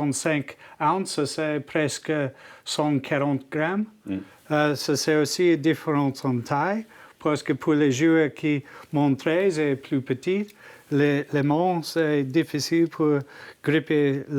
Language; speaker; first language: French; non-native, learner; English